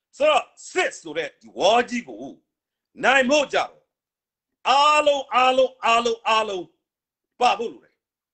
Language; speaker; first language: Burmese; native; Burmese